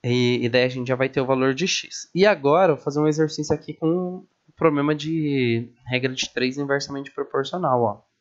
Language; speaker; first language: Portuguese; native; Portuguese